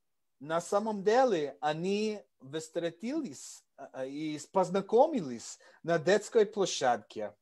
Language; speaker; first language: Russian; non-native, learner; English